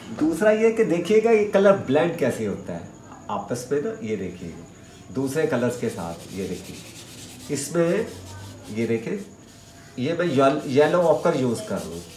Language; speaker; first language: Urdu; native; Urdu